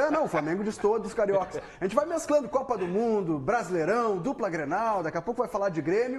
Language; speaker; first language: Portuguese; native; Portuguese